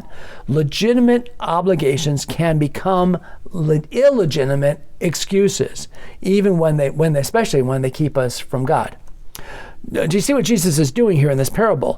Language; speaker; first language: English; native; English